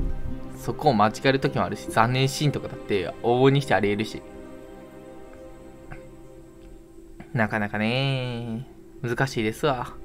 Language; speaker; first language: Japanese; native; Japanese